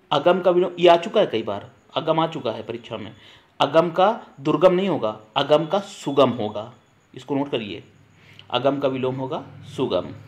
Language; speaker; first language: Hindi; native; Hindi